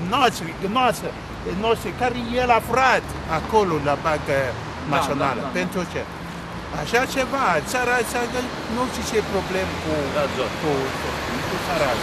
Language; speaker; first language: Romanian; non-native, local second language; Russian